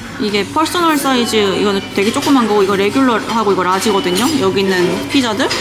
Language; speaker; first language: Korean; early bilingual, heritage; Korean